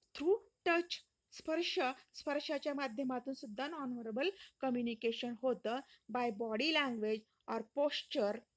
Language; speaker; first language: English; non-native, local second language; Marathi